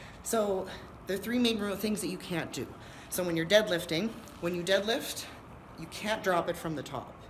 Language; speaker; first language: English; native; English